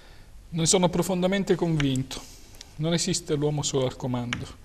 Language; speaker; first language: Italian; native; Italian